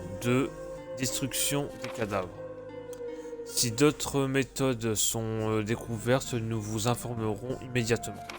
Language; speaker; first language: French; native; French